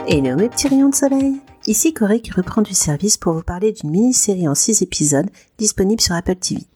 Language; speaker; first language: French; native; French